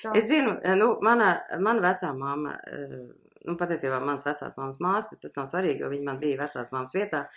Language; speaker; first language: Latvian; early bilingual, heritage; Latvian